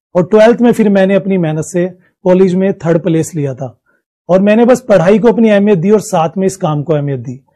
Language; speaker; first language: Hindi; native; Hindi